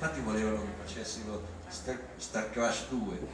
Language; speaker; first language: Italian; native; Italian